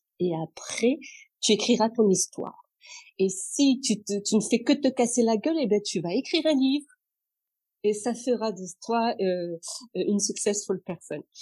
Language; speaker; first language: French; non-native, local second language; Arabic